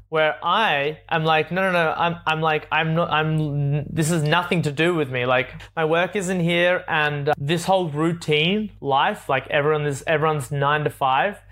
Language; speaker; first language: English; native; English